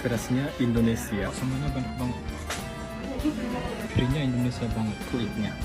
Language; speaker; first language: Indonesian; non-native, learner; Japanese